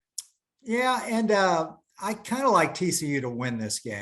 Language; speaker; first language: English; native; English